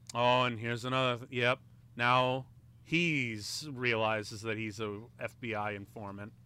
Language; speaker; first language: English; native; English